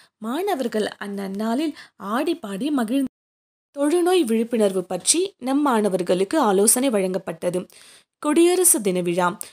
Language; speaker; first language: Tamil; native; Tamil